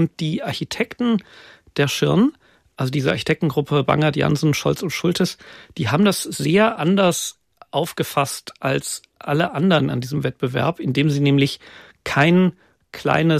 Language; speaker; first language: German; native; German